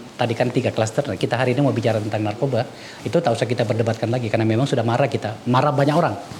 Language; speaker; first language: Indonesian; native; Indonesian